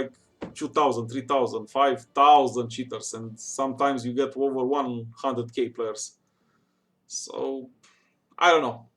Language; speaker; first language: English; non-native, fluent; Romanian